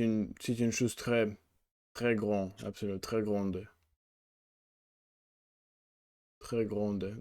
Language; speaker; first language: French; non-native, learner; Russian